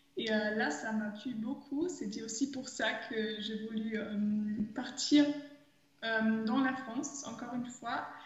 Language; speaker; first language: French; non-native, fluent; German